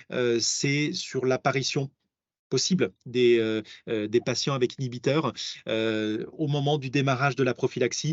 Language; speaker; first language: French; native; French